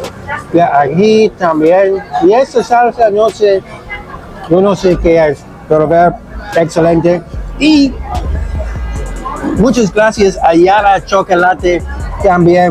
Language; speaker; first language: Spanish; non-native, learner; English